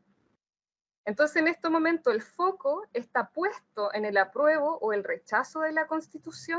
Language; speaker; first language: Spanish; native; Spanish